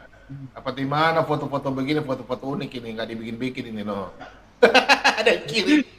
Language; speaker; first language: Indonesian; native; Indonesian